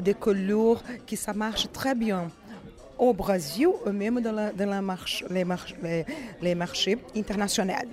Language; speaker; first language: French; non-native, learner; Portuguese